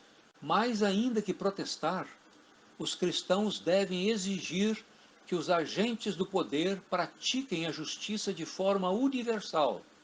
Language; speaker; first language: Portuguese; native; Portuguese